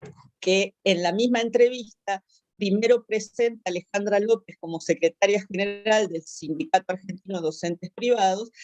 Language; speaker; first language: Spanish; native; Spanish